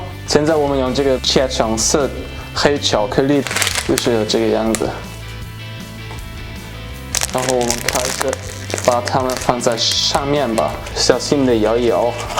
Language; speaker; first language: Chinese; non-native, fluent; German